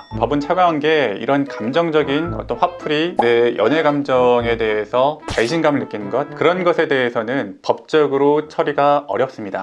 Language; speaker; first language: Korean; native; Korean